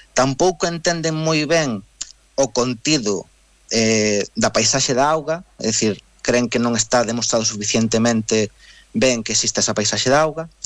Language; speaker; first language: Galician; native; Galician